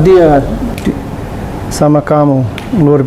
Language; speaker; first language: Indonesian; non-native, learner; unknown